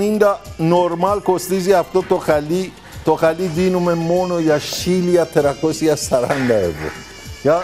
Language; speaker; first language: Greek; non-native, fluent; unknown